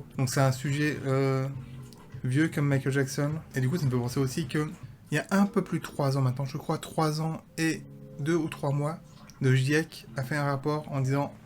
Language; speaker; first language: French; native; French